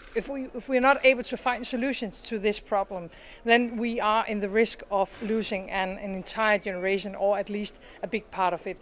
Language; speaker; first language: English; non-native, fluent; Danish